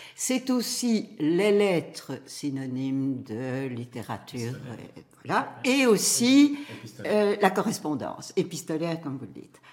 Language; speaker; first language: French; native; French